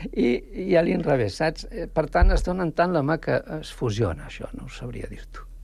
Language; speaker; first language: Catalan; non-native, local second language; Spanish